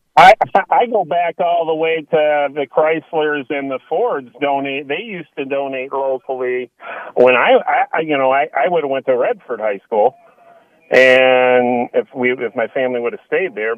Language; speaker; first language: English; native; English